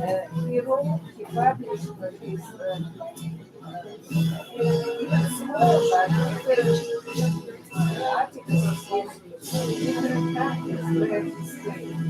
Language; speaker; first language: English; non-native, learner; Russian